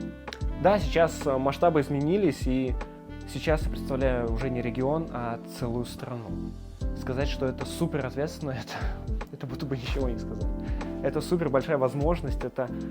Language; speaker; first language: Russian; native; Russian